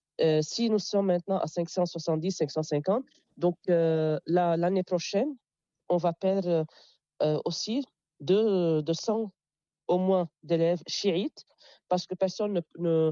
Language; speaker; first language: French; non-native, local second language; Arabic